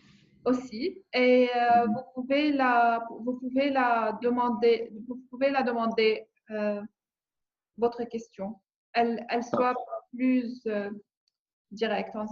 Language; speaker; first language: French; non-native, learner; English